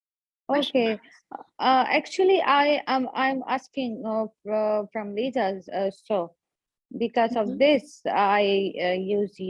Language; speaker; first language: English; non-native, learner; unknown